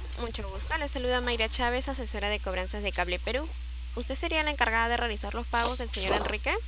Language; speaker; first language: Spanish; native; Spanish